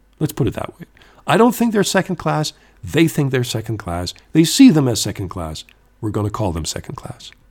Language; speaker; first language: English; non-native, fluent; German